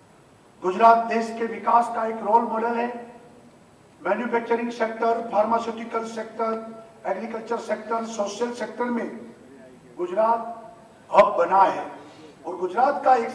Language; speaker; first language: Hindi; native; Hindi